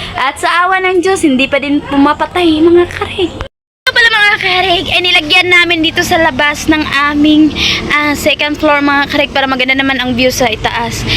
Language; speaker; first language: Filipino; non-native, local second language; Cebuano